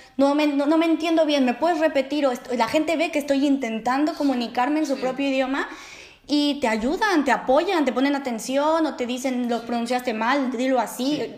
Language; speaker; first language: Spanish; native; Spanish